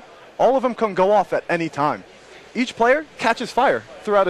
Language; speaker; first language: English; native; English